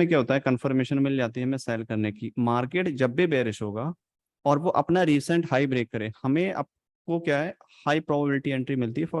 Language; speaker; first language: Hindi; native; Hindi